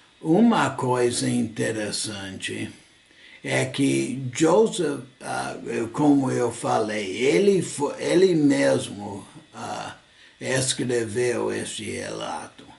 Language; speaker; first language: Portuguese; non-native, fluent; English